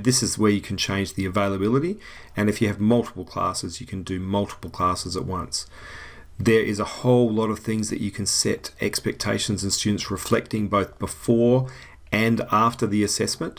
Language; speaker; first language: English; native; English